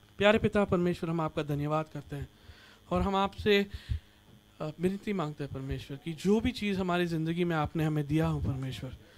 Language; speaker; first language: Hindi; non-native, local second language; Marathi